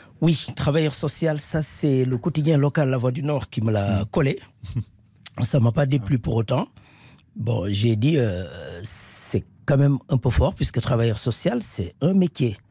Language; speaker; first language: French; non-native, local second language; Wolof